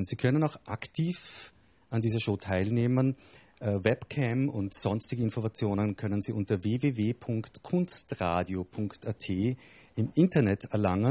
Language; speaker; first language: German; native; German